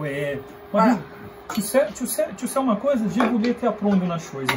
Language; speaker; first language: French; non-native, learner; Portuguese